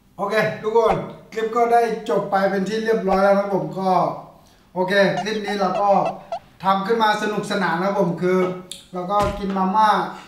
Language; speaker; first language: Thai; native; Thai